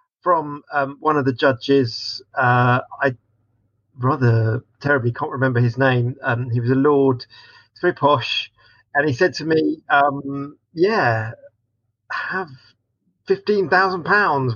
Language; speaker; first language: English; native; English